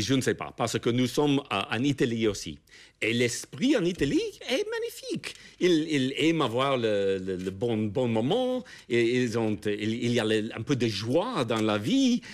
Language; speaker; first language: French; non-native, fluent; English